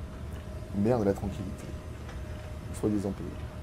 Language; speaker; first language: French; native; French